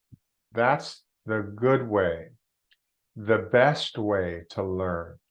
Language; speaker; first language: English; non-native, fluent; Vietnamese